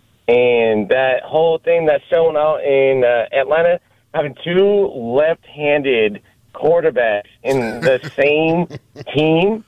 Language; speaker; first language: English; native; English